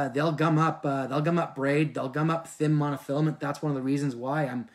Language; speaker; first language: English; native; English